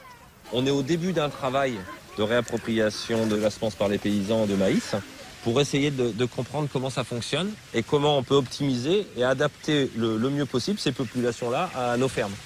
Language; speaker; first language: French; native; French